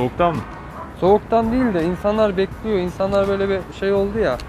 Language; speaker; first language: Turkish; native; Turkish